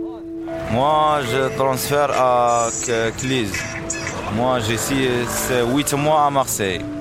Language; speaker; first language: French; non-native, learner; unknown